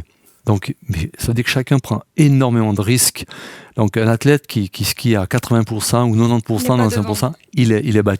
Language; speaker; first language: French; native; French